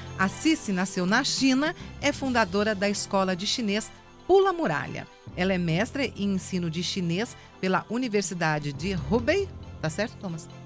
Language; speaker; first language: Portuguese; native; Portuguese